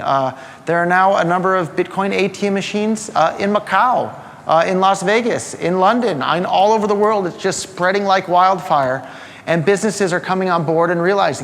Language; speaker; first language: English; native; English